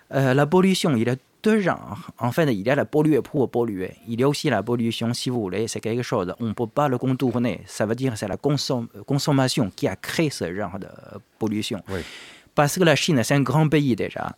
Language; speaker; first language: French; non-native, fluent; Chinese